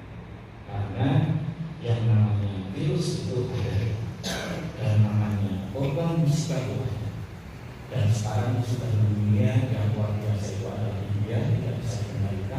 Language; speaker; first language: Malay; non-native, local second language; Sundanese